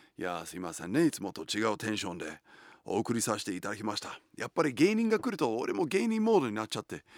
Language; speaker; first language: Japanese; non-native, fluent; English